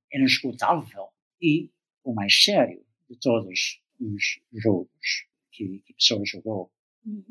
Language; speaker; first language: Portuguese; non-native, fluent; English